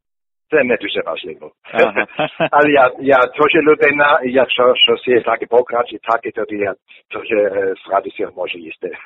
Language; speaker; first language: Ukrainian; non-native, learner; German